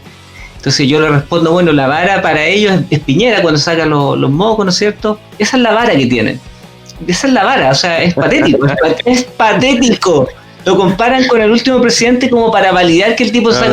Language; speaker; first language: Spanish; native; Spanish